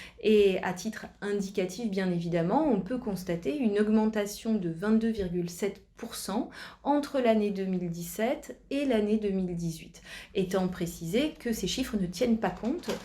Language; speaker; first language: French; native; French